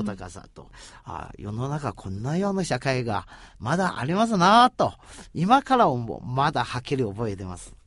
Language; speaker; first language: Japanese; non-native, fluent; Chinese